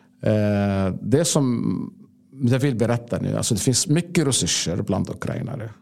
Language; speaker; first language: Swedish; non-native, fluent; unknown